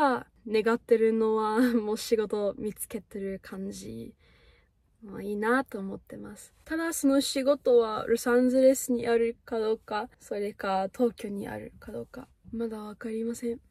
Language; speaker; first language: Japanese; non-native, fluent; English